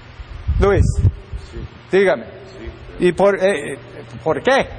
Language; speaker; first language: Spanish; non-native, learner; English